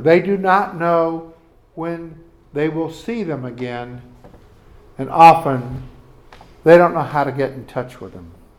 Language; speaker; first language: English; native; English